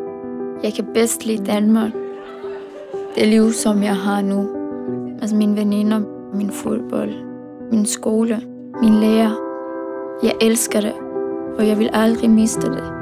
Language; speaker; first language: Danish; early bilingual, other home language; Persian